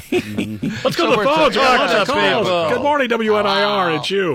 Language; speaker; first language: English; native; English